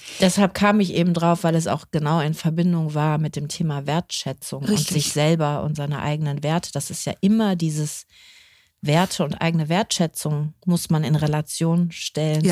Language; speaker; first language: German; native; German